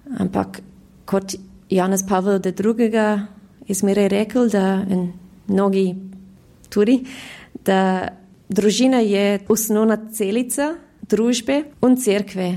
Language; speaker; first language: Slovenian; early bilingual, heritage; Slovenian